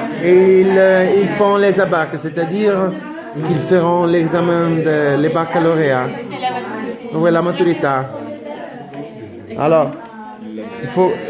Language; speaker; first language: French; non-native, fluent; Italian